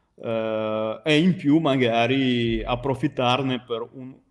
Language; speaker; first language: Italian; non-native, fluent; Ukrainian